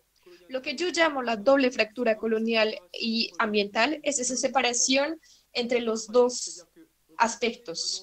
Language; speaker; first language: Spanish; non-native, fluent; French